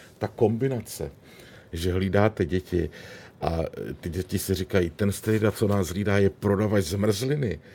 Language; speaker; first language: Czech; native; Czech